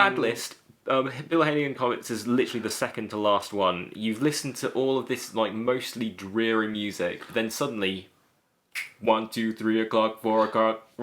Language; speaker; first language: English; native; English